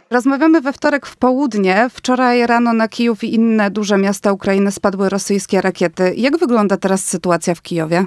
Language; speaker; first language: Polish; native; Polish